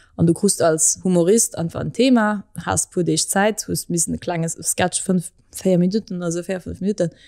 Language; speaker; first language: Luxembourgish; early bilingual, other home language; French